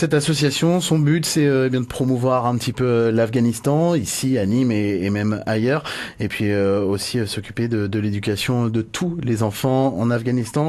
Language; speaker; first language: French; native; French